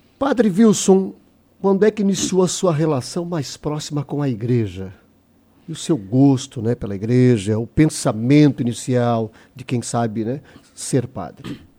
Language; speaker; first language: Portuguese; native; Portuguese